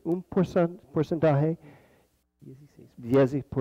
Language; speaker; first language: Spanish; non-native, fluent; English